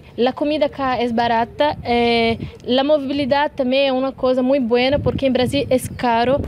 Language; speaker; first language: Spanish; non-native, learner; Portuguese